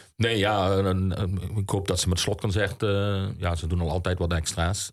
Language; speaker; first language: Dutch; native; Dutch